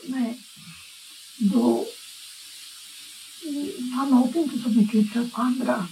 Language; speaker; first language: Swedish; non-native, fluent; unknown